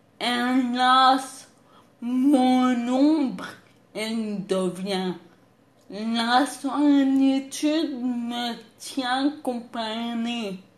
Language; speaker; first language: French; non-native, local second language; Arabic